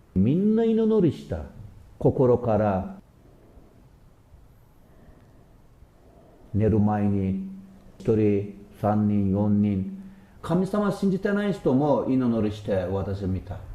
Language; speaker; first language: Japanese; non-native, learner; Turkish